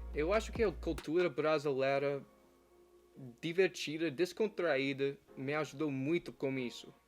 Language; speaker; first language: Portuguese; non-native, fluent; English